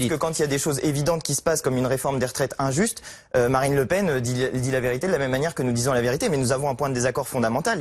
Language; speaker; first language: French; native; French